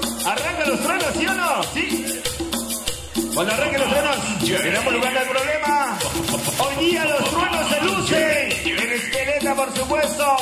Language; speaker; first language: Spanish; native; Spanish